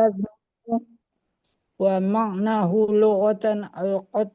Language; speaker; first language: Arabic; non-native, learner; Indonesian